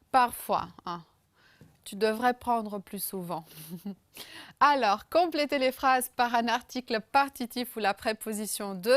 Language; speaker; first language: French; non-native, fluent; Romanian